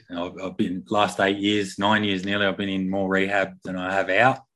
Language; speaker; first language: English; native; English